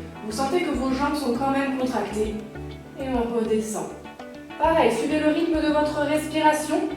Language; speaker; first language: French; native; French